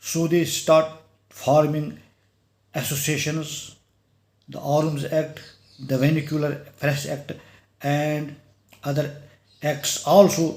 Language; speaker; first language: English; non-native, local second language; Urdu